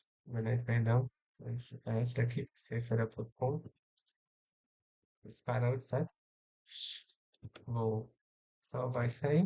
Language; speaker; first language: Portuguese; native; Portuguese